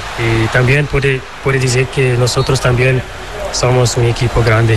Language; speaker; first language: Spanish; non-native, learner; Portuguese